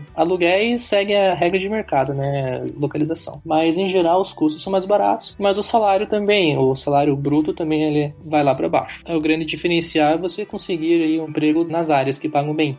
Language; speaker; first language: Portuguese; native; Portuguese